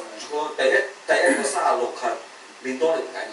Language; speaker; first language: Cantonese; early bilingual, heritage; Cantonese